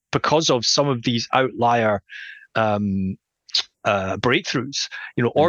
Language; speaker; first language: English; native; English